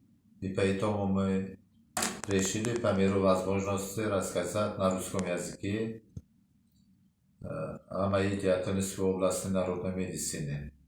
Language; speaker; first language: Russian; non-native, local second language; Uzbek